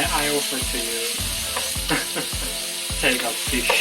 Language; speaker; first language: English; non-native, learner; Korean